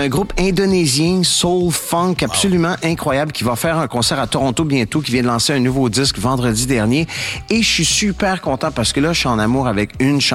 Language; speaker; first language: French; native; French